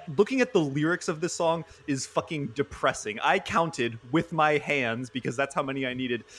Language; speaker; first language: English; native; English